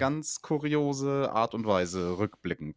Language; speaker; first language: German; native; German